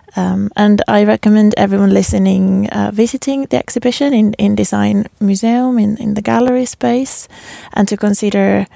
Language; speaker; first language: English; non-native, fluent; Finnish